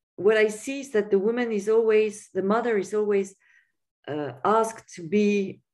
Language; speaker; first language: English; non-native, fluent; French